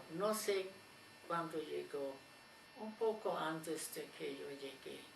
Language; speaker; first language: Spanish; non-native, fluent; German